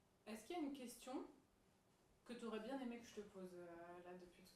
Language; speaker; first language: French; native; French